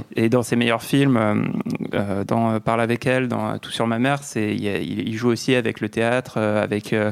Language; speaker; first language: French; native; French